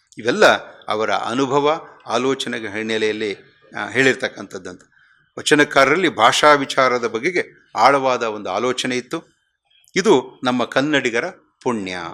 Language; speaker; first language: Kannada; native; Kannada